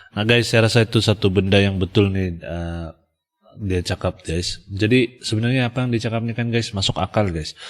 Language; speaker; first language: Malay; native; Malay